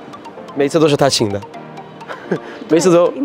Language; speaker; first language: Chinese; non-native, fluent; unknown